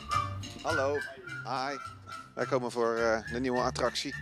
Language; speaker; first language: Dutch; native; Dutch